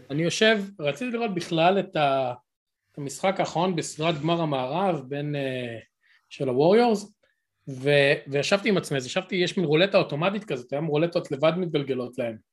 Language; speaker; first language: Hebrew; native; Hebrew